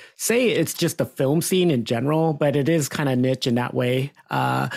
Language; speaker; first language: English; native; English